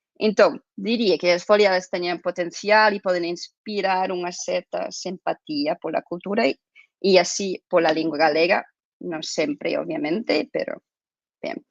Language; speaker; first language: Galician; non-native, fluent; English